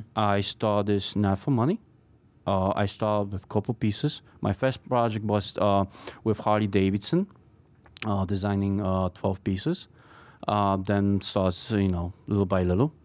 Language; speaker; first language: English; non-native, fluent; Polish